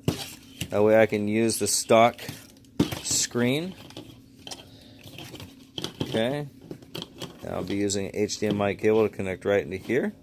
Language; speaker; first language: English; native; English